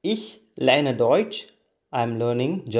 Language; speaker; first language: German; non-native, learner; Tamil